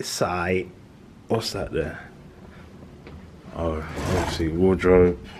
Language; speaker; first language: English; native; English